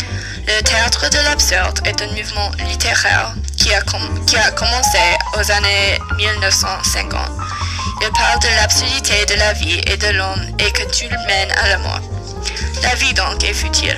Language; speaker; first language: French; non-native, learner; English